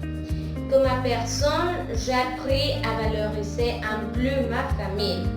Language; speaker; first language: French; non-native, fluent; Spanish